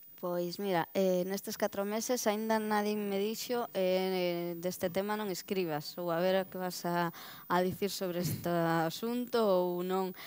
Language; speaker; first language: Galician; native; Galician